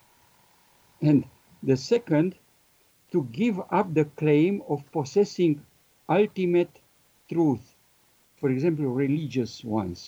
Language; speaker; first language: English; non-native, fluent; Romanian